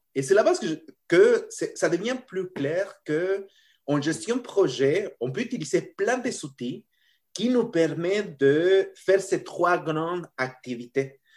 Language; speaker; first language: French; non-native, fluent; Spanish